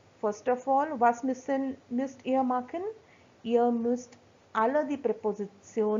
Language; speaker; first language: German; non-native, fluent; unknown